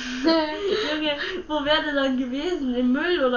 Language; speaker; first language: German; native; German